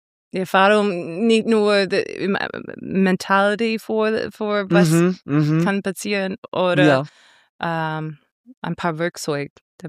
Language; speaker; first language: German; non-native, fluent; English